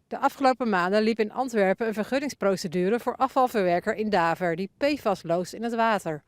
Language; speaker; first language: Dutch; native; Dutch